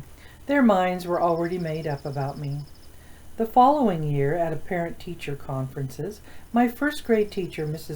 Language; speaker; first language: English; native; English